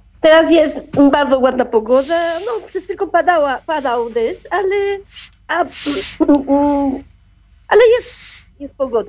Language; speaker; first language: Polish; non-native, learner; Spanish